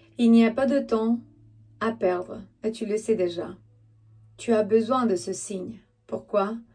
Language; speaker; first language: French; non-native, fluent; Romanian